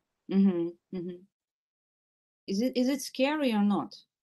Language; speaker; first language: English; non-native, fluent; Russian